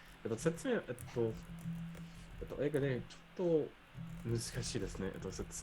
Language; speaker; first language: Japanese; non-native, learner; English